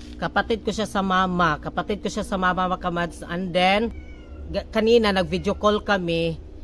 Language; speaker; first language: Filipino; non-native, local second language; Cebuano